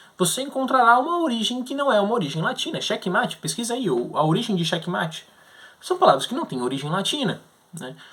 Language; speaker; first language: Portuguese; native; Portuguese